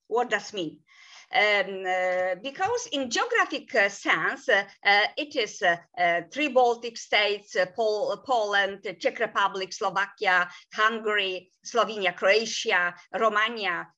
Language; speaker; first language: English; non-native, fluent; Polish